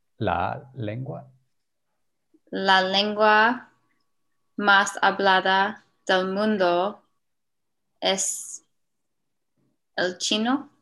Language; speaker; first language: Spanish; non-native, learner; English